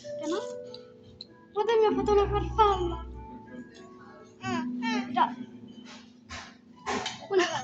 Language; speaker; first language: Italian; early bilingual, other home language; Bangla